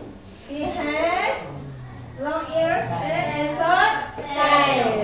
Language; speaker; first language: English; non-native, learner; Indonesian